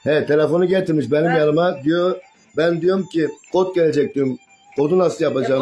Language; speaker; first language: Turkish; native; Turkish